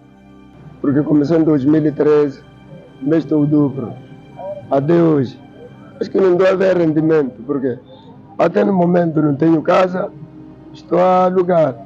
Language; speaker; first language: Portuguese; non-native, local second language; Makhuwa